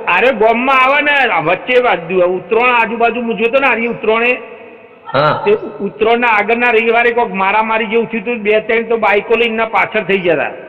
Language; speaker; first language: Gujarati; native; Gujarati